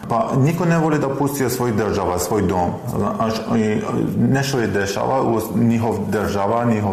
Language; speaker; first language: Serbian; non-native, learner; Persian